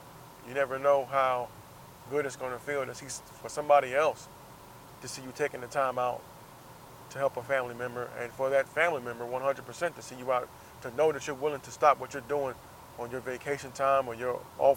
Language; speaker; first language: English; native; English